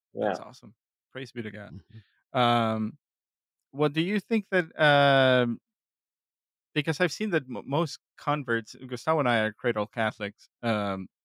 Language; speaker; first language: English; non-native, fluent; Spanish